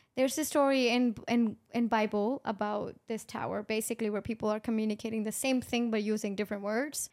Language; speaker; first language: English; non-native, local second language; Urdu